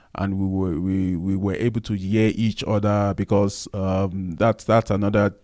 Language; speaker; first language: English; non-native, local second language; Yoruba